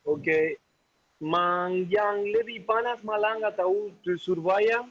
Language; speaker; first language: Indonesian; non-native, learner; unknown